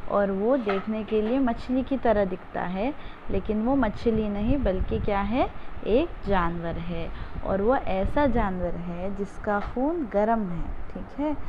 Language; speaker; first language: Hindi; non-native, local second language; Kannada